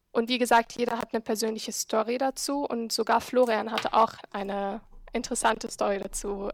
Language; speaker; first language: German; non-native, fluent; Arabic